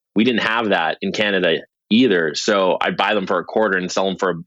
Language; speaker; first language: English; native; English